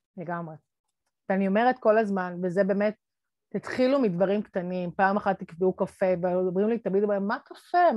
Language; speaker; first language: Hebrew; native; Hebrew